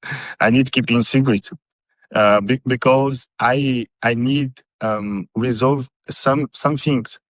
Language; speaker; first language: English; non-native, learner; Portuguese